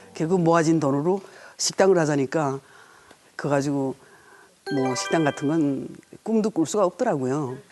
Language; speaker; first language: Korean; native; Korean